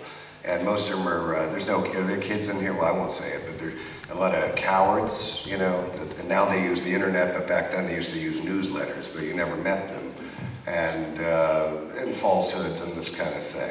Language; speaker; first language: English; native; English